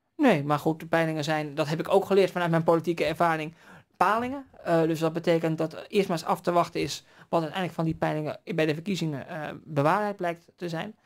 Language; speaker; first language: Dutch; native; Dutch